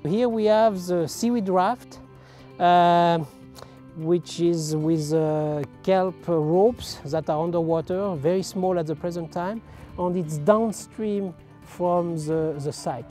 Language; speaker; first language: English; non-native, fluent; French